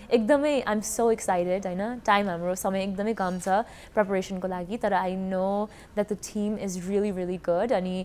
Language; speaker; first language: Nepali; early bilingual, heritage; Nepali